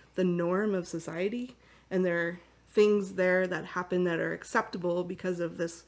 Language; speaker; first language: English; native; English